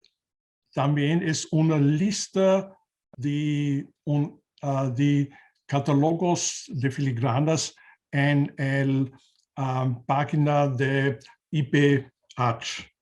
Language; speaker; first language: Spanish; non-native, learner; German